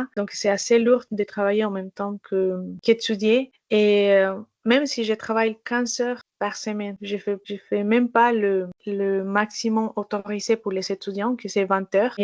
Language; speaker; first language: French; non-native, fluent; Spanish